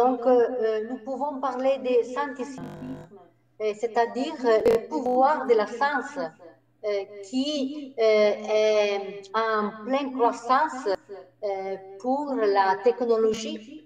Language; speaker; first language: French; non-native, fluent; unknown